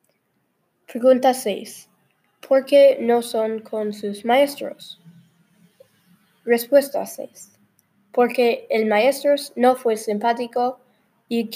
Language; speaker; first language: Spanish; non-native, learner; English